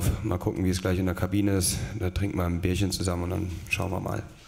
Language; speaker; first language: German; native; German